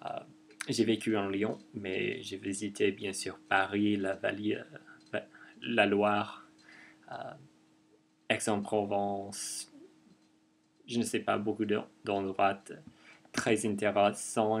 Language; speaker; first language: French; non-native, fluent; English